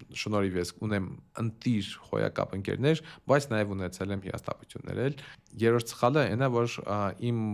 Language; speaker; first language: Armenian; early bilingual, heritage; Armenian